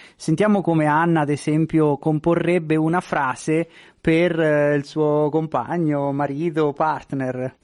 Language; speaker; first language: Italian; native; Italian